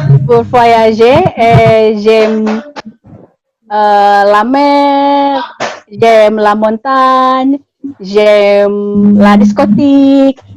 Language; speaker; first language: French; non-native, learner; Indonesian